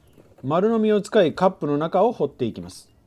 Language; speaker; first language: Japanese; native; Japanese